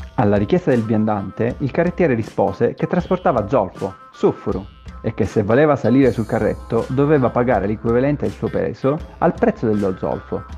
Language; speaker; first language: Italian; native; Italian